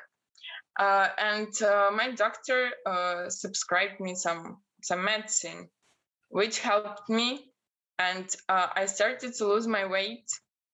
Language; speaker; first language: English; non-native, fluent; Russian